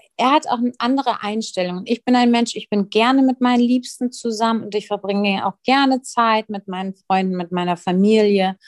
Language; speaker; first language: German; early bilingual, other home language; Russian